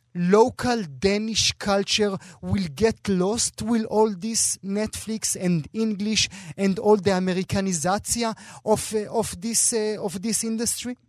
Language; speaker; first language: English; non-native, fluent; Hebrew